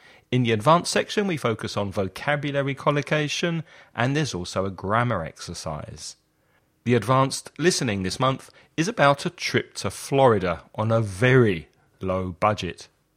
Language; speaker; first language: English; native; English